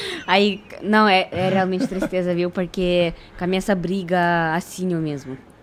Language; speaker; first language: Portuguese; non-native, fluent; Russian